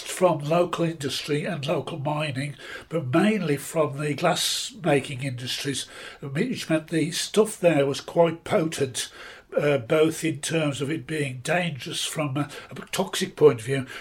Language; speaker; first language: English; native; English